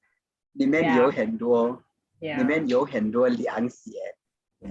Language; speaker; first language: Chinese; non-native, fluent; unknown